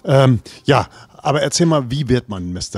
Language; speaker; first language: German; native; German